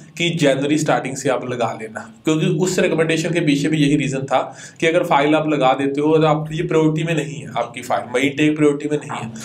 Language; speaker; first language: Hindi; non-native, local second language; Punjabi